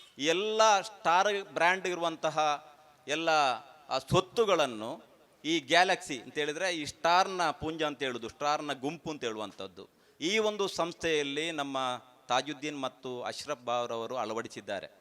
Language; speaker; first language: Kannada; native; Kannada